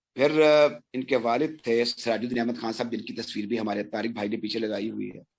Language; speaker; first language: Urdu; non-native, local second language; Punjabi